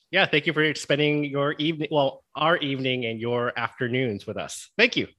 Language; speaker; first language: English; native; English